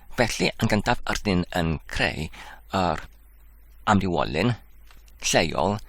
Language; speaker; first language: Welsh; non-native, fluent; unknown